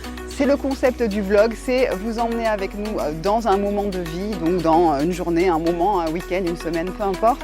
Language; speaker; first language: French; native; French